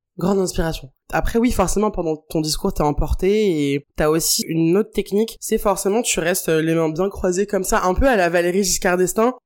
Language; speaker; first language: French; native; French